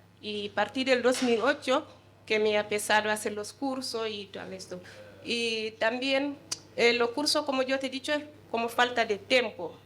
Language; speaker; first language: Spanish; non-native, learner; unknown